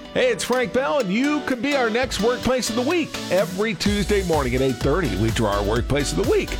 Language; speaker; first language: English; native; English